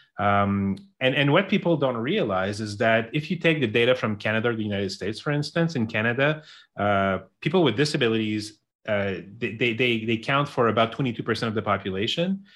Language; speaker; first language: English; non-native, local second language; French